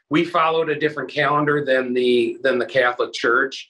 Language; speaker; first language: English; native; English